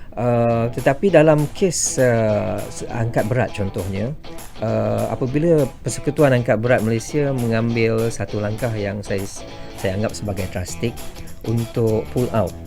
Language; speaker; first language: Malay; native; Malay